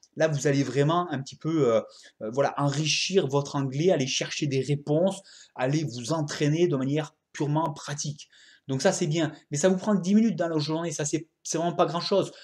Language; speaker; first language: French; native; French